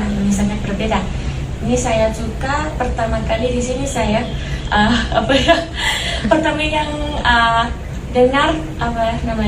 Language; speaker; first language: Indonesian; non-native, learner; Thai